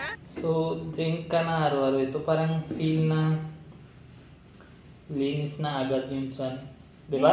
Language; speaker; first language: Filipino; non-native, learner; Punjabi